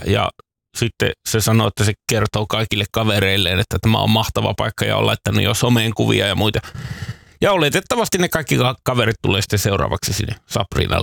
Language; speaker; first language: Finnish; native; Finnish